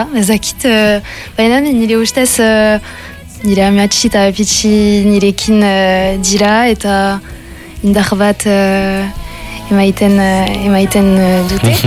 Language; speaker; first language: Basque; non-native, local second language; French